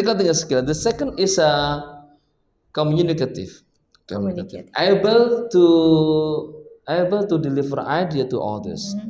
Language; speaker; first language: English; non-native, learner; Indonesian